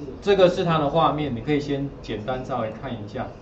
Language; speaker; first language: Chinese; native; Chinese